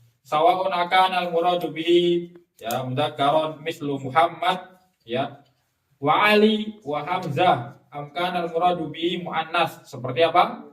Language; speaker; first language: Arabic; non-native, fluent; Indonesian